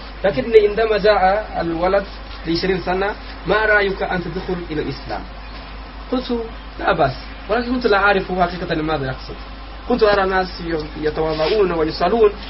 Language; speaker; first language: Arabic; non-native, fluent; Kinyarwanda